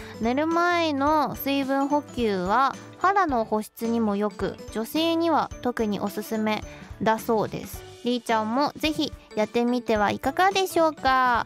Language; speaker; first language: Japanese; non-native, fluent; Chinese